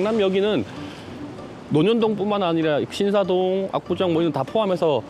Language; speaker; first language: Korean; native; Korean